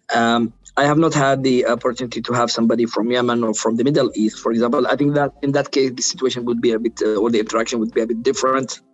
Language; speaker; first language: English; non-native, fluent; Arabic